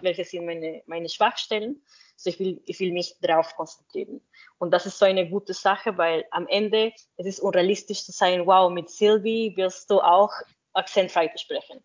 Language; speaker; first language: German; non-native, fluent; Spanish